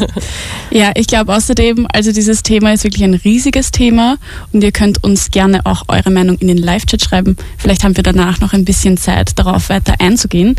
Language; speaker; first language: German; native; German